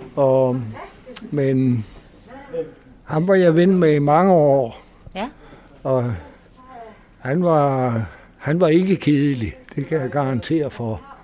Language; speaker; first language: Danish; native; Danish